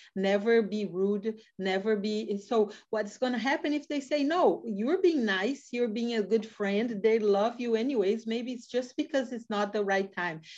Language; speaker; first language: English; non-native, fluent; Portuguese